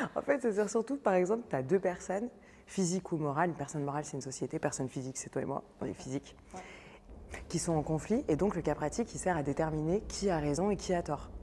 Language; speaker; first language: French; native; French